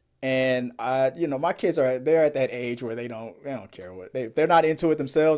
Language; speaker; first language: English; native; English